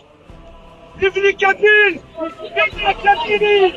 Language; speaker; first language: French; non-native, local second language; Kabyle